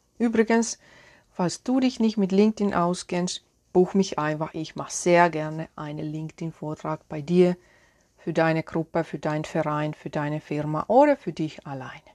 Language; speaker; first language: German; non-native, fluent; Finnish